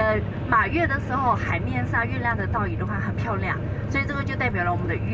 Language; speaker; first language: Chinese; native; Chinese